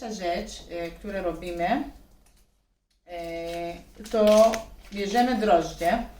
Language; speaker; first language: Polish; non-native, learner; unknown